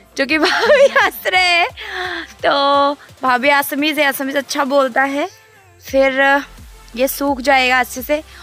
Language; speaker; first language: Hindi; non-native, local second language; Nepali